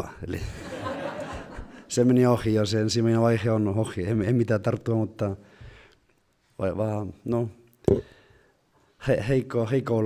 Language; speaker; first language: Finnish; non-native, fluent; Spanish